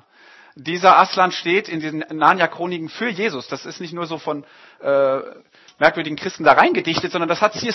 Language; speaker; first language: German; native; German